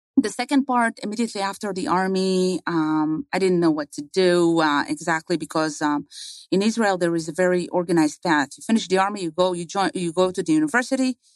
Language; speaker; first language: English; non-native, fluent; Hebrew